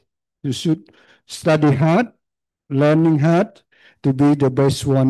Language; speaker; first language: English; non-native, learner; Khmer